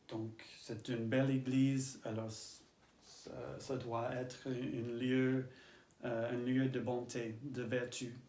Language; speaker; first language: French; non-native, learner; English